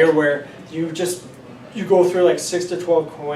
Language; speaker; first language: English; native; English